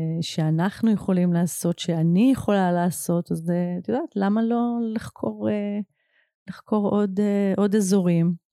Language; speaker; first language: Hebrew; native; Hebrew